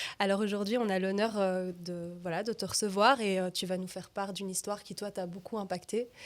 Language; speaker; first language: French; native; French